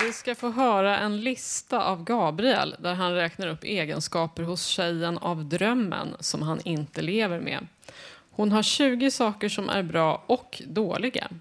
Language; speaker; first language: Swedish; native; Swedish